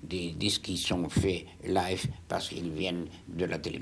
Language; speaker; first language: French; non-native, fluent; German